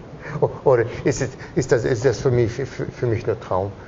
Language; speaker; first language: German; non-native, learner; English